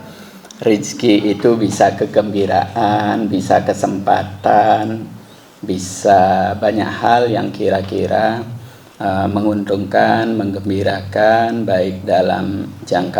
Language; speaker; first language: Indonesian; native; Indonesian